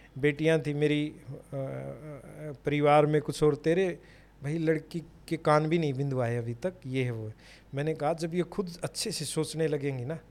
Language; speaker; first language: Hindi; native; Hindi